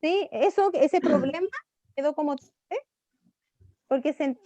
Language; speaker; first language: Spanish; native; Spanish